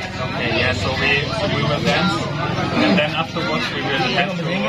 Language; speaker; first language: English; non-native, fluent; German